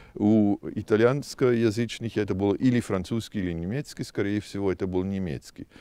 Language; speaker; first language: Russian; non-native, fluent; German